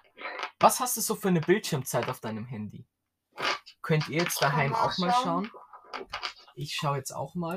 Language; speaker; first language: German; native; German